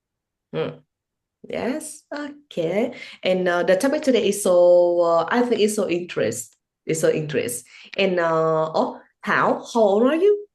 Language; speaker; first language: English; non-native, learner; Vietnamese